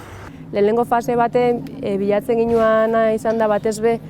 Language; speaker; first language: Basque; native; Basque